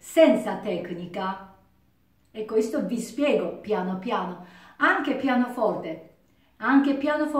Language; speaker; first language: Italian; non-native, learner; Japanese